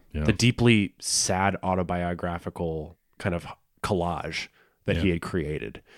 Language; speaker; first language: English; native; English